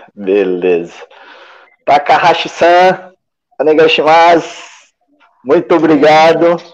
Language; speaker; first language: Portuguese; native; Portuguese